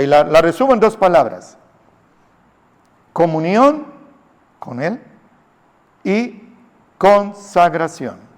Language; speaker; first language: Spanish; native; Spanish